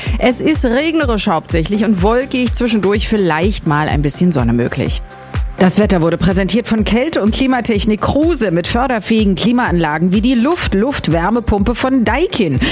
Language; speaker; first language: German; native; German